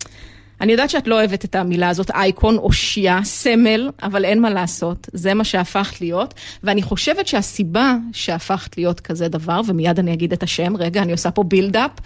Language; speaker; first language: Hebrew; native; Hebrew